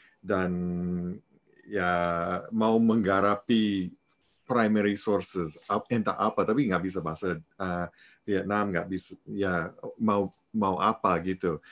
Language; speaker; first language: Indonesian; non-native, fluent; English